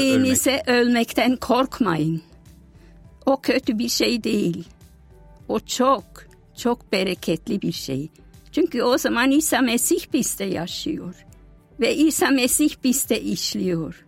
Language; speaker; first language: Turkish; non-native, fluent; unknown